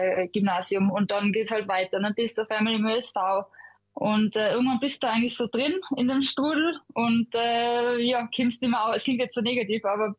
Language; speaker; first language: German; native; German